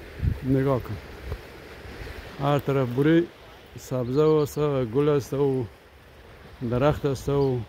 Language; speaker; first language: Persian; native; Persian